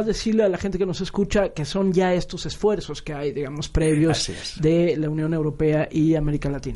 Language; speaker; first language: Spanish; native; Spanish